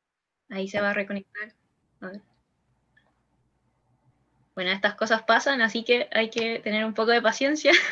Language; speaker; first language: Spanish; native; Spanish